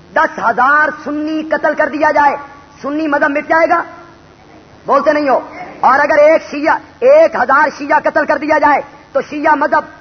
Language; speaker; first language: Urdu; non-native, local second language; Punjabi